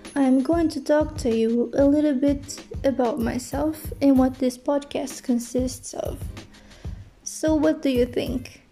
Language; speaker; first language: English; non-native, fluent; Portuguese